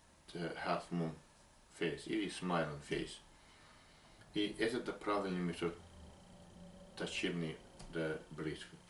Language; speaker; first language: Russian; non-native, learner; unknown